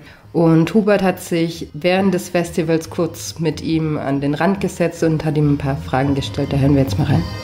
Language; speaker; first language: German; native; German